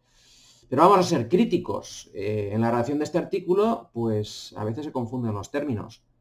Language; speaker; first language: Spanish; native; Spanish